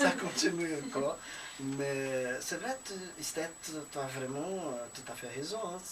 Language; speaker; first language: French; non-native, fluent; Portuguese